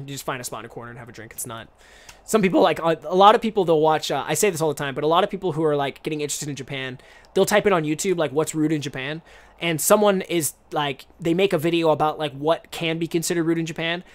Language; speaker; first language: English; native; English